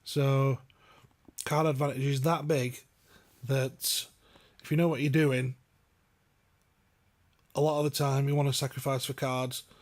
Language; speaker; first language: English; native; English